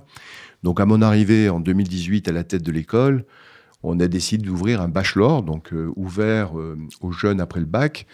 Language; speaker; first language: French; native; French